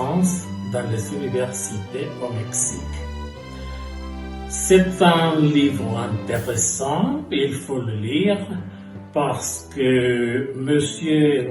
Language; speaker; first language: French; non-native, fluent; Spanish